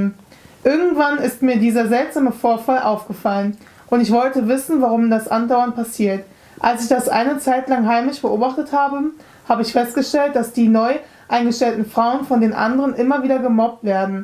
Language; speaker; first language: German; native; German